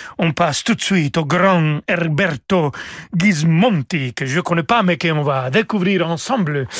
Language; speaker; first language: French; non-native, fluent; Spanish